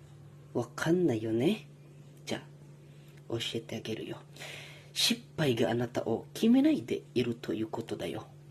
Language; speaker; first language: Japanese; non-native, learner; Indonesian